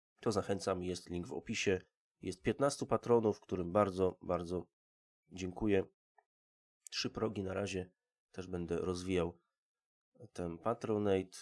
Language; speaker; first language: Polish; native; Polish